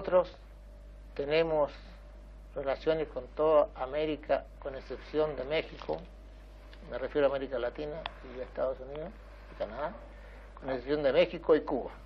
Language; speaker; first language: Spanish; native; Spanish